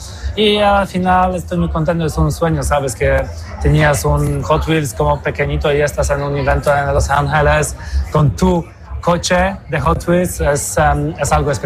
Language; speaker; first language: Spanish; non-native, fluent; Polish